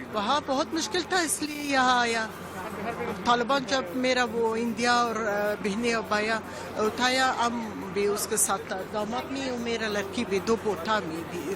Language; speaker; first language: Hindi; non-native, learner; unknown